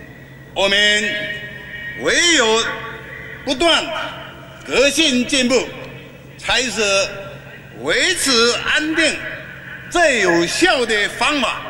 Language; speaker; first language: Chinese; non-native, local second language; Min Nan Chinese